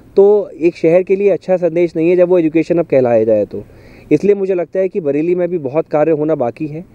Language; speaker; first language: Hindi; native; Hindi